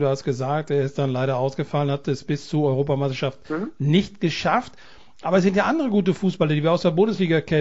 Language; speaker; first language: German; native; German